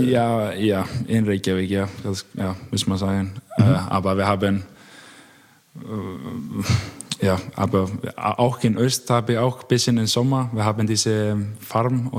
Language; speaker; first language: German; non-native, learner; Icelandic